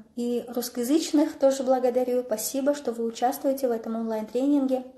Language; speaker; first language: Russian; non-native, local second language; Kazakh